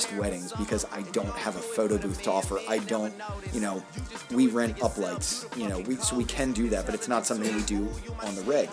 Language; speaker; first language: English; native; English